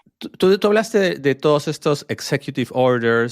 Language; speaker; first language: Spanish; native; Spanish